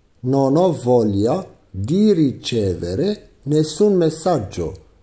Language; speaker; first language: Italian; non-native, fluent; Arabic